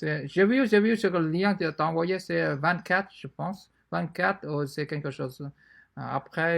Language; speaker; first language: French; non-native, fluent; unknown